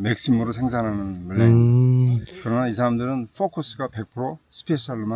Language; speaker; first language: Korean; early bilingual, heritage; Korean